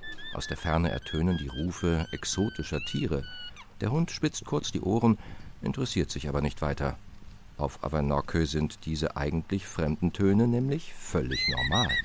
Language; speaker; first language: German; native; German